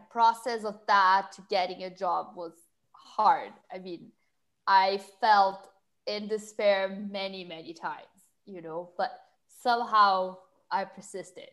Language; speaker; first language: English; non-native, fluent; Portuguese